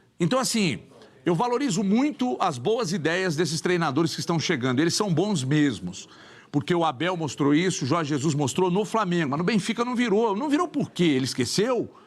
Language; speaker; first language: Portuguese; native; Portuguese